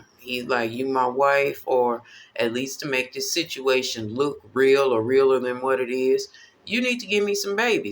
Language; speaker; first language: English; native; English